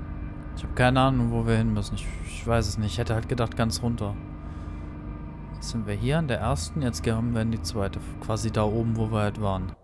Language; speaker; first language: German; native; German